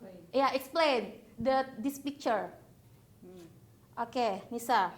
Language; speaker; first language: English; non-native, learner; Indonesian